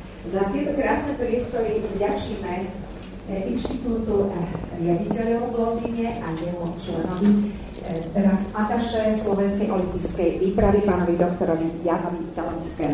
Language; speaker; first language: Slovak; native; Slovak